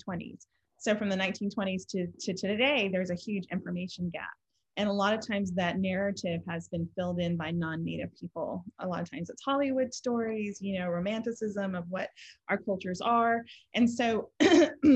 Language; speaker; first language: English; native; English